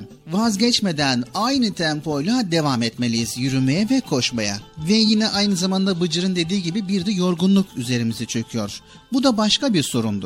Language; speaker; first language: Turkish; native; Turkish